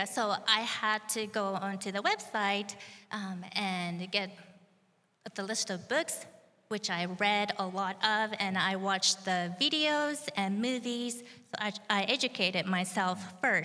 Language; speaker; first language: English; non-native, fluent; Japanese